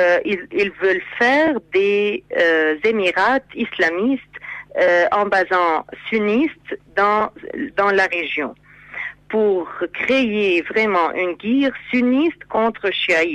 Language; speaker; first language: French; non-native, fluent; Arabic